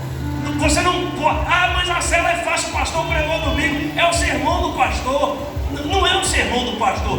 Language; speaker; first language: Portuguese; native; Portuguese